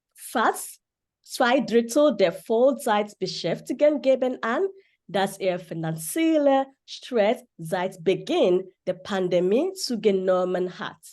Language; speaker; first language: German; non-native, learner; Yoruba